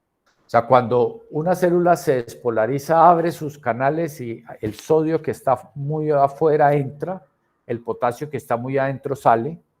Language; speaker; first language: Spanish; native; Spanish